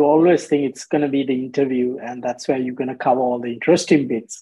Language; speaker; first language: English; non-native, local second language; Sinhala